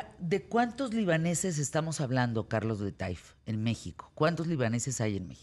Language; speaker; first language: Spanish; native; Spanish